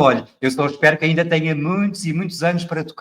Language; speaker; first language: Portuguese; native; Portuguese